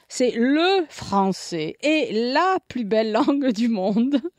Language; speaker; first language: French; native; French